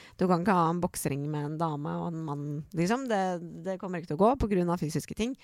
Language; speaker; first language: Norwegian; early bilingual, other home language; Persian